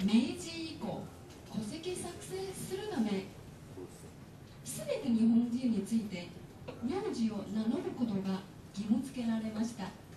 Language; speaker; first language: Japanese; non-native, fluent; Chinese